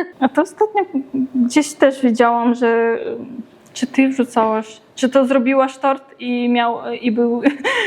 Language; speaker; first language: Polish; native; Polish